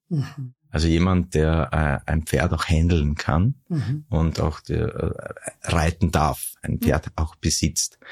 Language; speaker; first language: German; early bilingual, other home language; Arabic